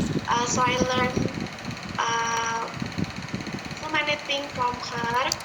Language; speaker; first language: English; non-native, learner; Indonesian